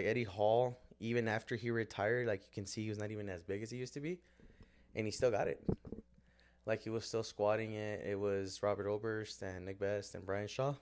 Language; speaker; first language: English; early bilingual, other home language; Spanish